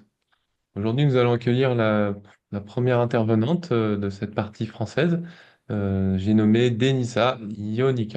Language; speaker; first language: French; native; French